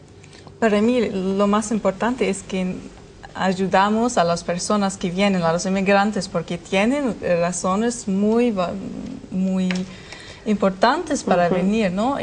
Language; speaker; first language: Spanish; non-native, fluent; German